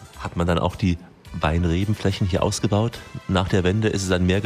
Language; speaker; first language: German; native; German